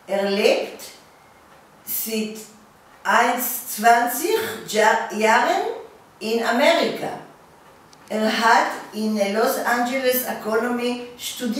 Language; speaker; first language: German; non-native, learner; Hebrew